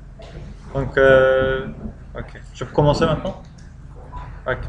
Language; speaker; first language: French; non-native, fluent; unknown